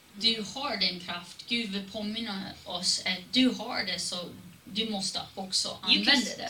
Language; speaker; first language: Swedish; non-native, fluent; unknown